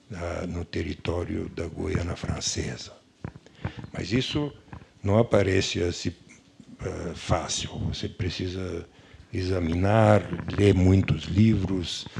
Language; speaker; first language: Portuguese; non-native, fluent; Bulgarian